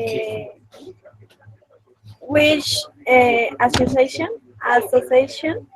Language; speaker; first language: English; non-native, learner; Spanish